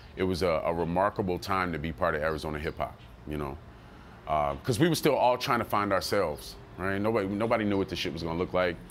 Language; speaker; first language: English; native; English